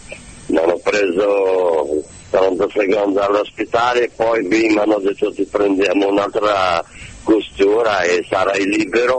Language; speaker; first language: Italian; non-native, learner; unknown